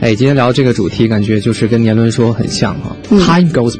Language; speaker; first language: Chinese; native; Chinese